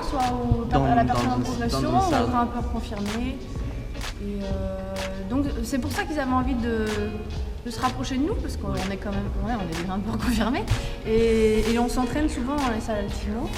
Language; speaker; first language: French; native; French